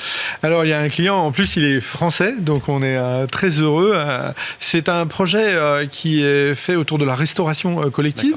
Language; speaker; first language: French; native; French